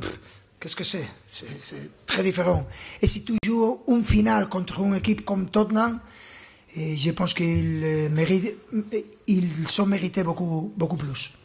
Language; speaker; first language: French; non-native, fluent; Spanish